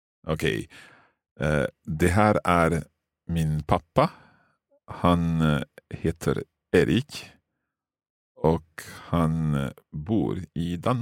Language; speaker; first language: Swedish; non-native, learner; English